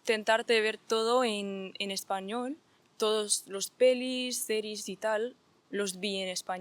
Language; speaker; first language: Spanish; non-native, fluent; Danish